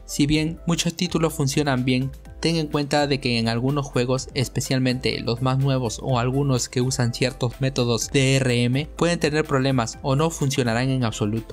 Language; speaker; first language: Spanish; native; Spanish